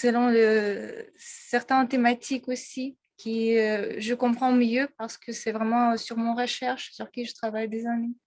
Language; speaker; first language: French; non-native, fluent; Russian